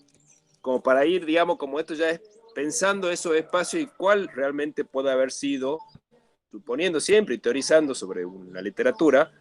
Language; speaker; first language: Spanish; native; Spanish